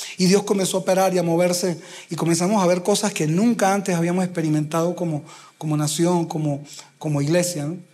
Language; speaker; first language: Spanish; native; Spanish